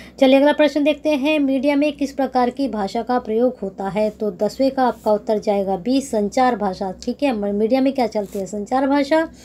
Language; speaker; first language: Hindi; native; Hindi